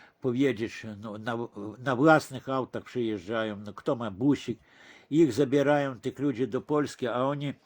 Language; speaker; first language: Polish; early bilingual, heritage; Polish